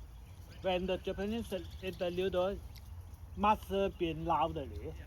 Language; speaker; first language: English; non-native, learner; Cantonese